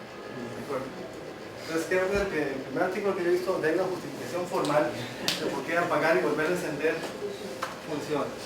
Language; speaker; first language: Spanish; native; Spanish